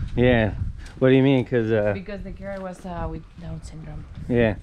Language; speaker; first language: English; non-native, fluent; Croatian